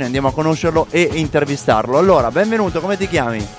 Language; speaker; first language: Italian; native; Italian